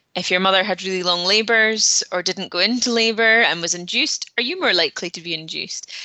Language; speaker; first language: English; native; English